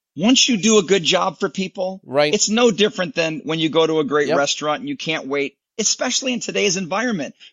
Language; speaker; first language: English; native; English